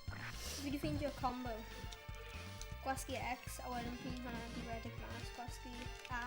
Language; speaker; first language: Welsh; non-native, local second language; English